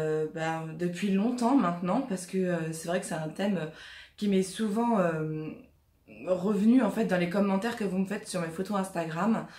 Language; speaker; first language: French; native; French